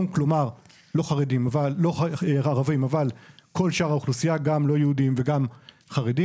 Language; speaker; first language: Hebrew; native; Hebrew